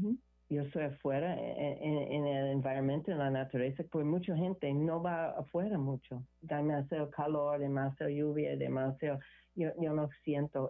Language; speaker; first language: Spanish; non-native, learner; English